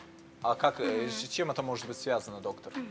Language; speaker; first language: Russian; non-native, local second language; Azerbaijani